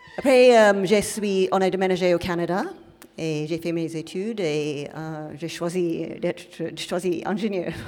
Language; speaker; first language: French; non-native, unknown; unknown